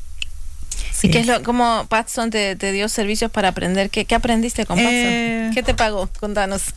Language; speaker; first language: Spanish; native; Spanish